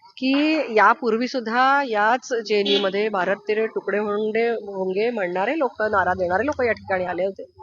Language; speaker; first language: Marathi; native; Marathi